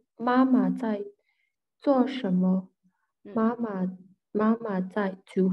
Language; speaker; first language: Chinese; non-native, learner; Burmese